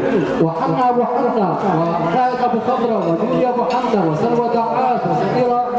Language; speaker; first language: Arabic; native; Arabic